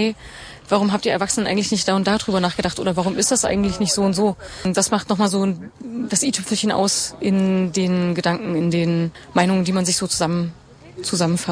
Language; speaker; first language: German; native; German